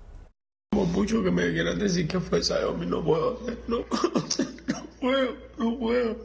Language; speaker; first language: Spanish; native; Spanish